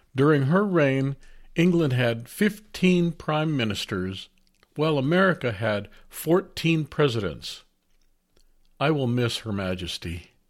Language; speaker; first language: English; native; English